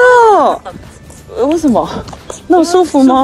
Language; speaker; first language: Chinese; non-native, learner; Japanese